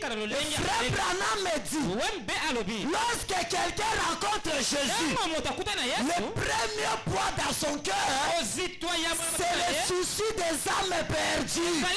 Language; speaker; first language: French; non-native, local second language; Lingala